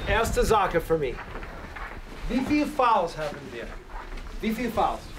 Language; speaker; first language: German; non-native, learner; English